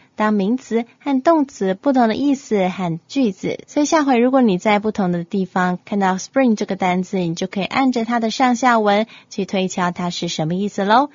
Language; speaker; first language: Chinese; native; Chinese